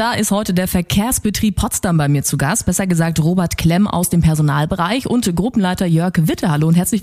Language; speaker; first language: German; native; German